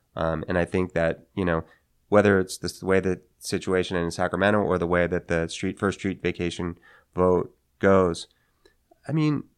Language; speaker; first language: English; native; English